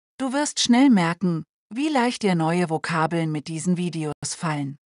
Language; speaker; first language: German; native; German